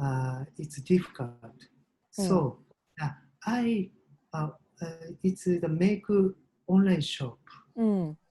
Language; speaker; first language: English; non-native, learner; Japanese